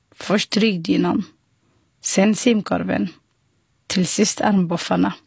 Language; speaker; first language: Swedish; non-native, fluent; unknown